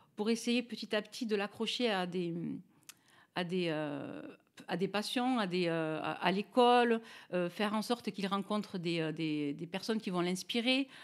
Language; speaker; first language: French; native; French